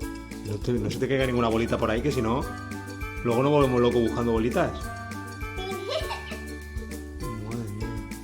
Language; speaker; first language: Spanish; native; Spanish